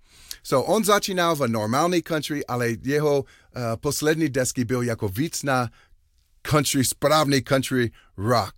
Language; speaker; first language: Czech; non-native, learner; English